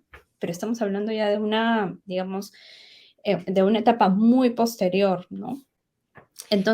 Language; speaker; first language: Spanish; native; Spanish